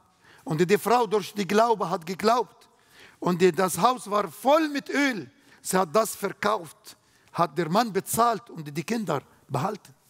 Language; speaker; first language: German; non-native, fluent; Arabic